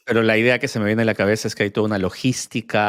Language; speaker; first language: Spanish; native; Spanish